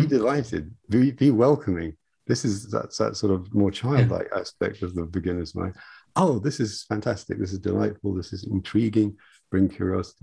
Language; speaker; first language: English; native; English